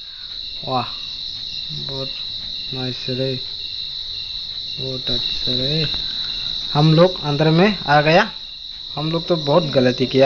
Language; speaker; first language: Hindi; non-native, local second language; Kok Borok